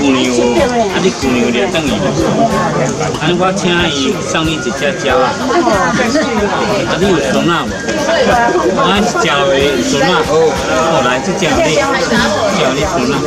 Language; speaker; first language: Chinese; non-native, local second language; Min Nan Chinese